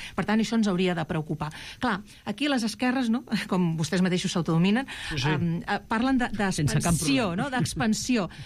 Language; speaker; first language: Catalan; non-native, local second language; Spanish